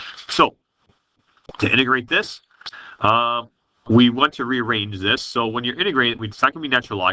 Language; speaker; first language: English; native; English